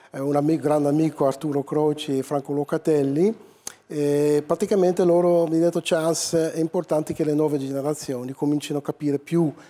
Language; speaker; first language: Italian; non-native, fluent; Dutch